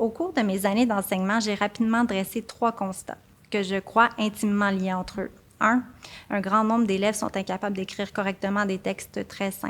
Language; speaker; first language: French; native; French